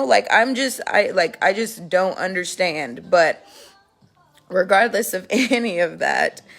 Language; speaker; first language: English; native; English